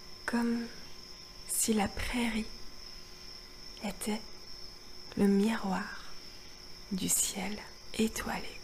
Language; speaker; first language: French; native; French